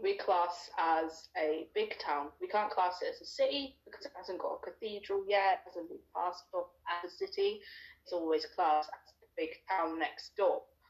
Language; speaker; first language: English; native; English